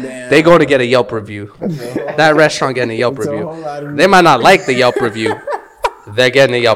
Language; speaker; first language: English; native; English